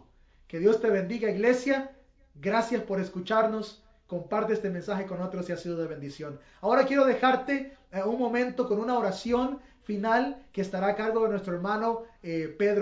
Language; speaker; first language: Spanish; native; Spanish